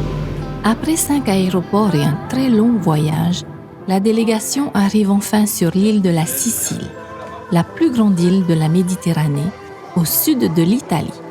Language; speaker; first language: French; native; French